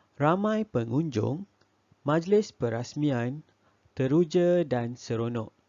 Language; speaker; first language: Malay; native; Malay